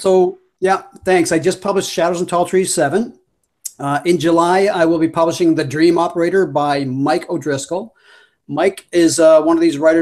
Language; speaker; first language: English; native; English